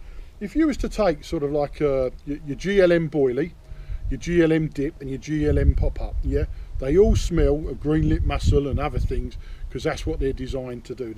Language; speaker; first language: English; native; English